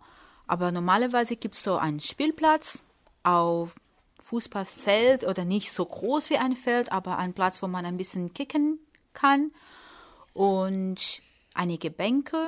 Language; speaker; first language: German; non-native, fluent; Portuguese